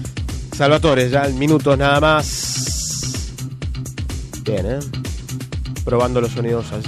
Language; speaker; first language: Spanish; native; Spanish